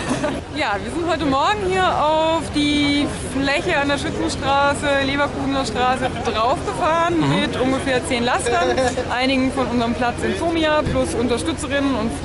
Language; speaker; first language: German; native; German